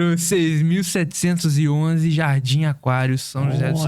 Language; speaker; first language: Portuguese; native; Portuguese